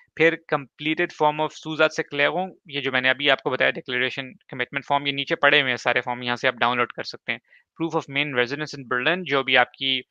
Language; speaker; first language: Urdu; native; Urdu